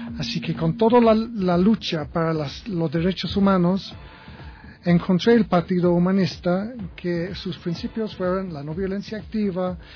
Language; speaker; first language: Spanish; non-native, fluent; English